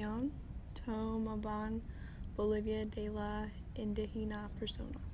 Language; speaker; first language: Spanish; non-native, learner; English